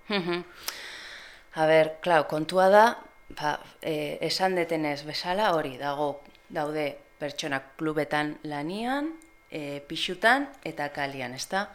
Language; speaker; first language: Basque; non-native, local second language; Spanish